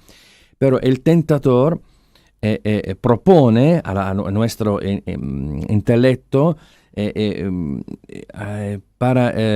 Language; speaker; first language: Spanish; non-native, fluent; Italian